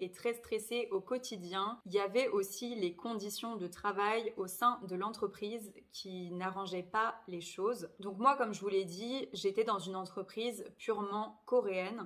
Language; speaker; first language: French; native; French